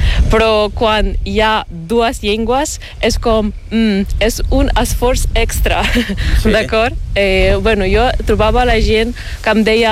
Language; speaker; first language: Catalan; non-native, learner; Ukrainian